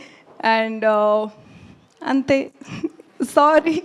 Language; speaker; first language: Telugu; non-native, learner; Tamil